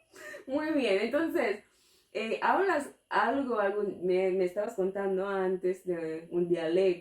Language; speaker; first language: Spanish; non-native, fluent; English